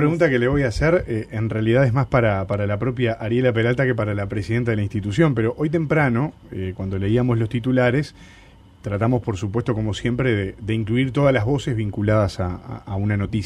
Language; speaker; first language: Spanish; native; Spanish